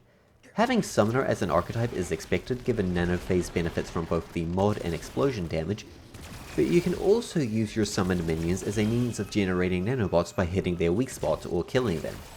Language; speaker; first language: English; native; English